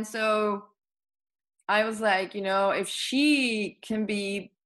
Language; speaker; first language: English; non-native, fluent; Dutch